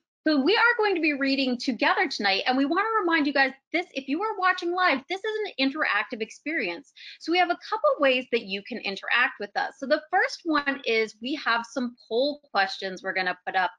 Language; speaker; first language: English; native; English